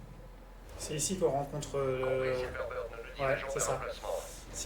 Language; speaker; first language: French; native; French